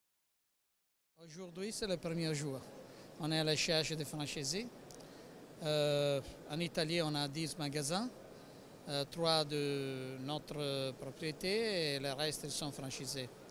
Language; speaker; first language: French; non-native, fluent; Italian